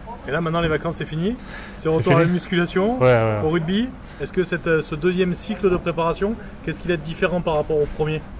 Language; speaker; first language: French; native; French